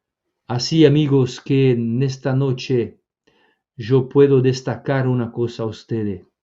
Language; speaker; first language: Spanish; non-native, fluent; Portuguese